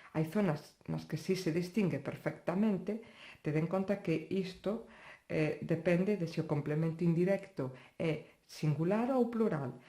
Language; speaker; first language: Galician; non-native, local second language; Spanish